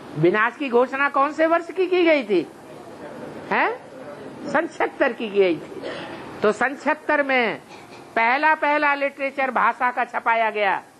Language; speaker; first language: Hindi; native; Hindi